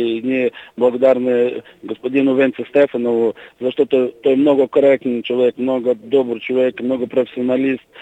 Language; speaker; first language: Bulgarian; non-native, learner; Russian